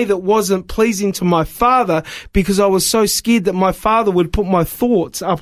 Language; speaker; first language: English; native; English